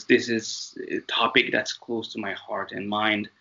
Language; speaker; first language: English; non-native, fluent; French